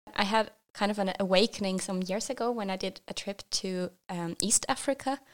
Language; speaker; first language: English; non-native, fluent; Norwegian